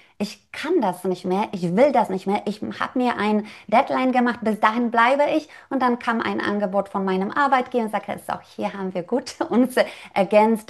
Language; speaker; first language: German; non-native, fluent; Polish